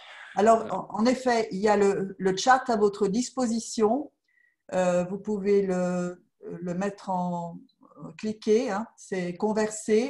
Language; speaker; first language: French; native; French